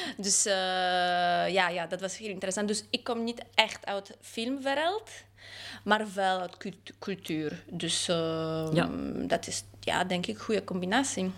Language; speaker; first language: Dutch; non-native, fluent; Polish